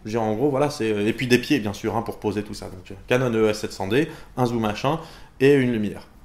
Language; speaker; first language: French; native; French